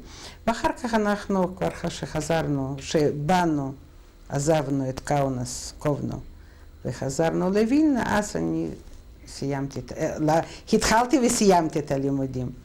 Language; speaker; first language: Hebrew; non-native, fluent; Russian